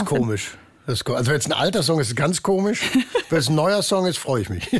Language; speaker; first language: German; native; German